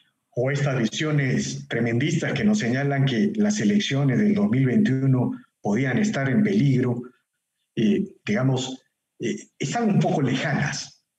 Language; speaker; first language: Spanish; native; Spanish